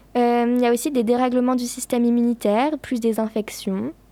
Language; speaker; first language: French; native; French